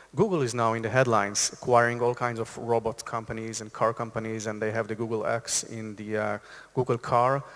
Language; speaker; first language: English; non-native, fluent; Hebrew